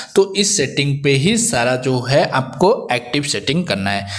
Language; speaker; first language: Hindi; native; Hindi